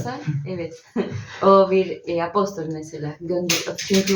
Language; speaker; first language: Turkish; non-native, learner; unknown